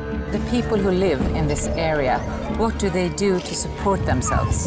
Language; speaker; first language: English; non-native, fluent; Swedish